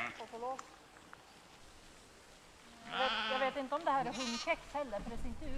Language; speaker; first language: Swedish; native; Swedish